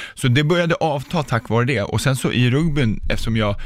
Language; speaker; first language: Swedish; early bilingual, other home language; Czech